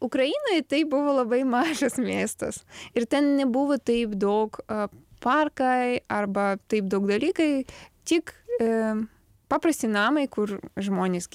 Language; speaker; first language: Lithuanian; non-native, learner; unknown